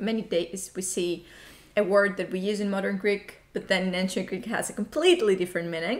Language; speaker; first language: English; non-native, fluent; Greek